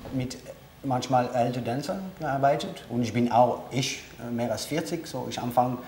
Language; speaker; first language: German; non-native, learner; French